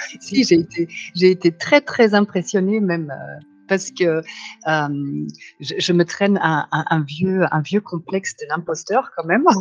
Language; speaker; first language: French; non-native, fluent; German